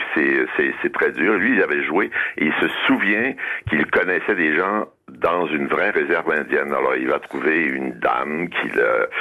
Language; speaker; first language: French; native; French